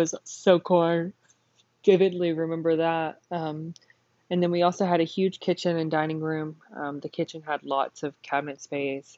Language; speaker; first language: English; native; English